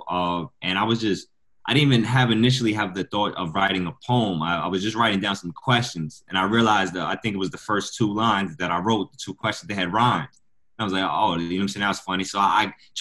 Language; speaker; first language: English; native; English